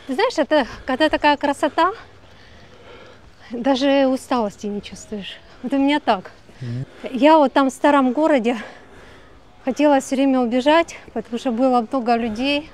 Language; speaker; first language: Russian; native; Russian